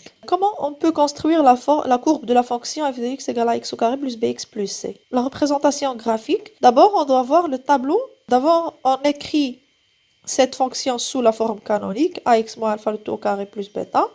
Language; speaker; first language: French; non-native, local second language; Arabic